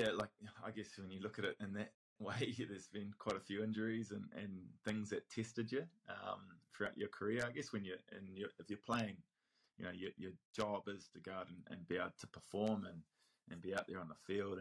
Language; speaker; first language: English; native; English